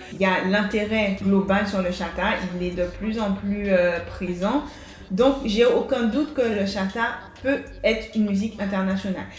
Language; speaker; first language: French; native; French